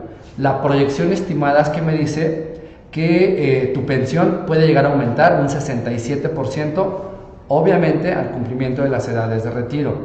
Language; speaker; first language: Spanish; native; Spanish